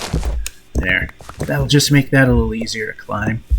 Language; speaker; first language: English; native; English